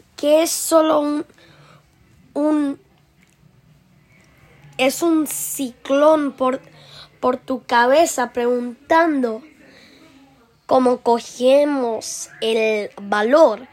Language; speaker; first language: Spanish; early bilingual, heritage; Spanish